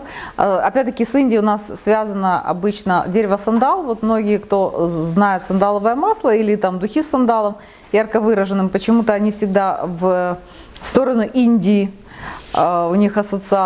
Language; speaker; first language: Russian; native; Russian